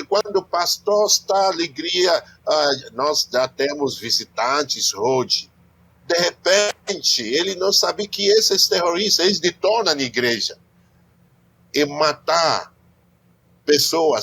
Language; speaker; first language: Portuguese; non-native, learner; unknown